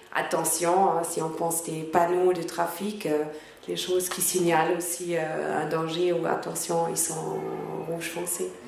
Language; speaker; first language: French; non-native, fluent; German